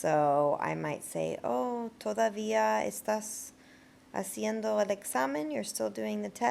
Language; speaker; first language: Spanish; non-native, fluent; English